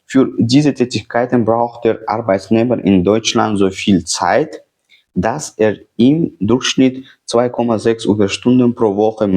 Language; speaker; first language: German; non-native, fluent; Uzbek